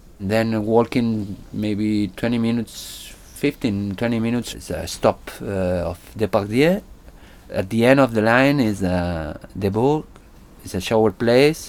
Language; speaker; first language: English; non-native, learner; Spanish